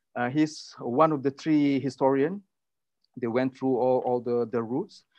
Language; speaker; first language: English; non-native, local second language; Malay